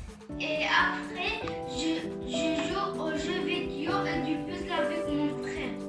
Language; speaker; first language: French; non-native, fluent; Arabic